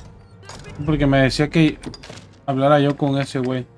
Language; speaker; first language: Spanish; native; Spanish